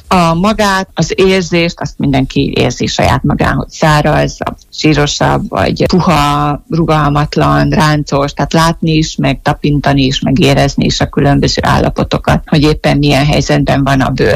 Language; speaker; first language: Hungarian; native; Hungarian